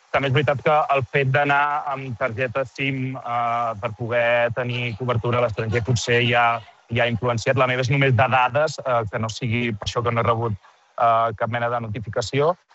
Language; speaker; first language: Catalan; native; Catalan